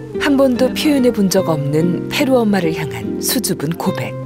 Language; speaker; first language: Korean; native; Korean